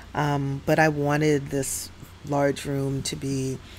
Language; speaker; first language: English; native; English